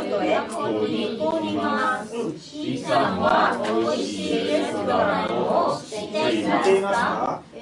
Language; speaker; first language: Japanese; non-native, fluent; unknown